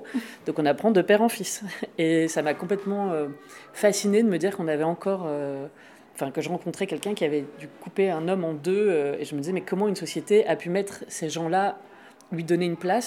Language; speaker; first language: French; native; French